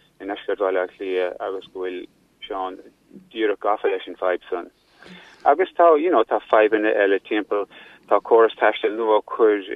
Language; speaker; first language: Irish; non-native, local second language; English